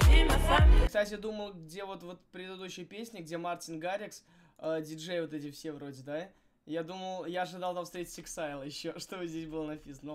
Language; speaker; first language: Russian; native; Russian